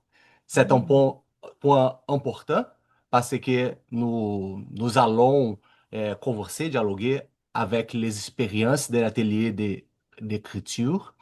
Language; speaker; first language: French; non-native, learner; Portuguese